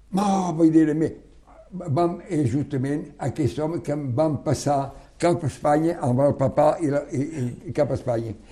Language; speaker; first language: Catalan; non-native, local second language; French